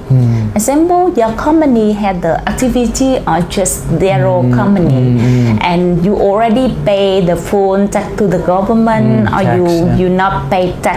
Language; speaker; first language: English; non-native, learner; Vietnamese